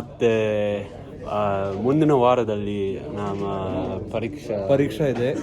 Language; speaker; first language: Kannada; non-native, learner; English